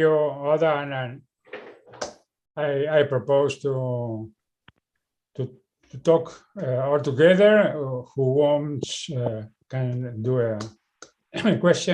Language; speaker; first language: English; non-native, learner; Spanish